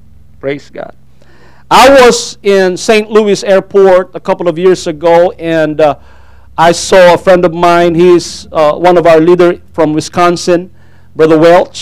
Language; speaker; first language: English; non-native, local second language; Filipino